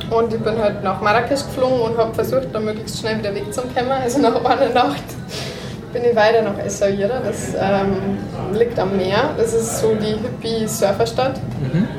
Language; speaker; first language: German; native; German